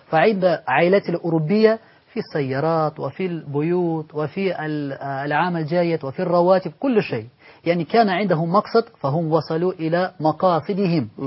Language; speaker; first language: Arabic; non-native, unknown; Russian